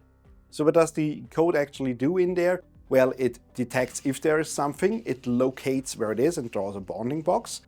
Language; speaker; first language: English; non-native, fluent; German